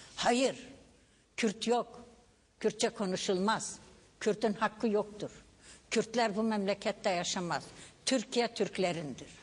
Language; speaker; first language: Turkish; non-native, local second language; Kurdish